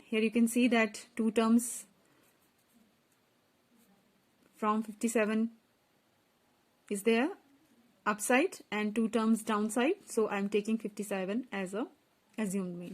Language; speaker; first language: English; non-native, local second language; Hindi